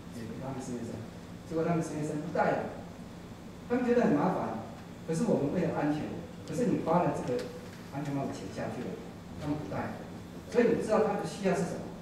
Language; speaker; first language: Chinese; native; Chinese